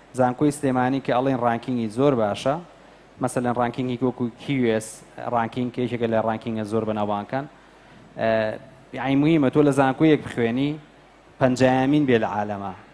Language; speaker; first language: Central Kurdish; native; Central Kurdish